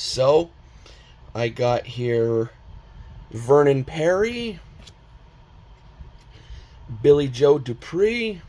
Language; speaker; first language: English; native; English